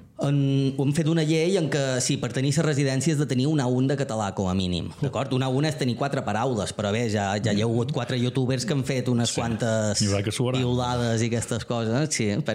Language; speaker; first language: Catalan; native; Catalan